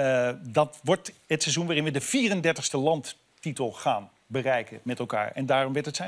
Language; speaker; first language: Dutch; native; Dutch